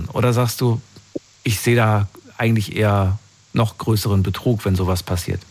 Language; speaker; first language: German; native; German